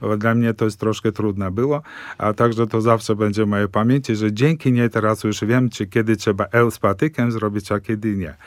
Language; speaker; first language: Polish; early bilingual, heritage; Polish